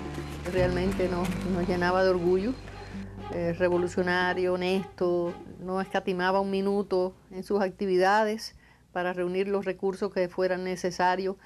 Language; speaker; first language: Spanish; native; Spanish